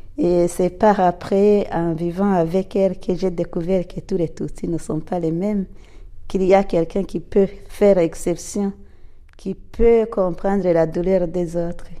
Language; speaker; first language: French; non-native, local second language; Rundi